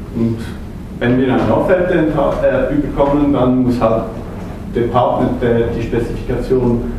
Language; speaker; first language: German; non-native, fluent; French